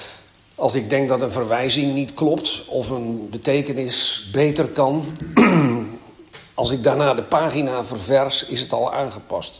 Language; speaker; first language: Dutch; native; Dutch